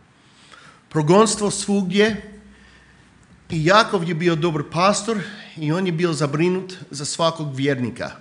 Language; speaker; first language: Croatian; non-native, fluent; English